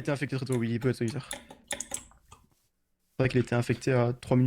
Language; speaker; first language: French; native; French